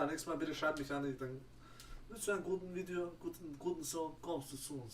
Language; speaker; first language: German; native; German